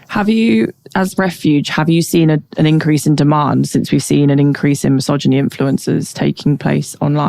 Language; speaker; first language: English; native; English